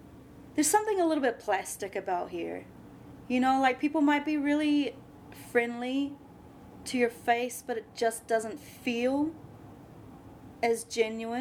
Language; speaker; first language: English; native; English